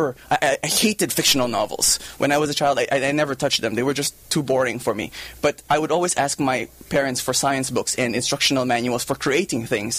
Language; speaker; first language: English; non-native, local second language; Filipino